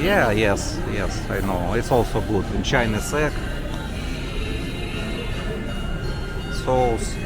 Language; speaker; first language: English; non-native, learner; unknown